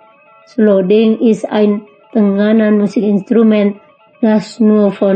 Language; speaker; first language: German; non-native, fluent; Indonesian